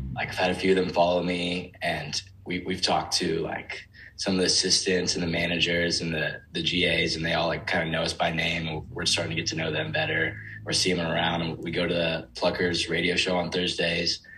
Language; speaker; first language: English; native; English